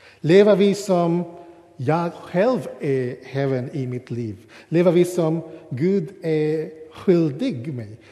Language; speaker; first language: Swedish; non-native, fluent; English